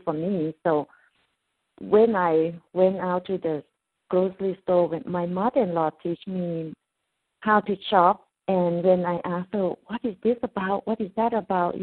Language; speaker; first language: English; non-native, fluent; Thai